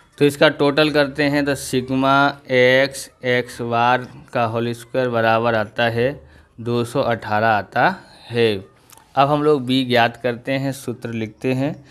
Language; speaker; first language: Hindi; non-native, local second language; Gujarati